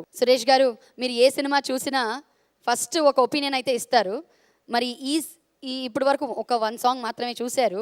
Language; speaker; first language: Telugu; native; Telugu